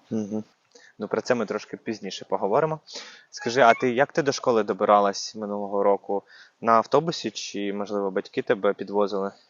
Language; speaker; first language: Ukrainian; native; Ukrainian